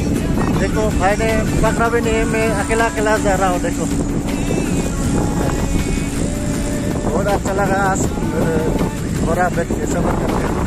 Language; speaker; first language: Hindi; non-native, local second language; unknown